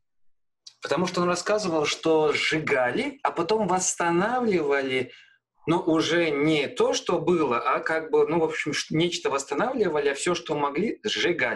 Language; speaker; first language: Russian; native; Russian